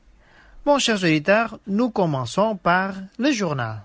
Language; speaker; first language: French; non-native, fluent; Indonesian